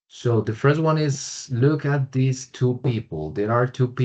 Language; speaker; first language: English; non-native, fluent; Spanish